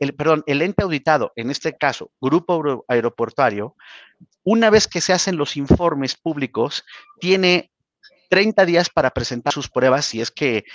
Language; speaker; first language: Spanish; native; Spanish